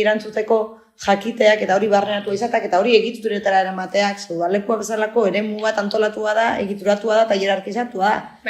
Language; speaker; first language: Basque; native; Basque